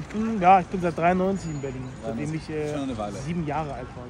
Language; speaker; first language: German; native; German